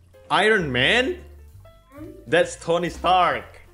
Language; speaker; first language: English; non-native, fluent; Indonesian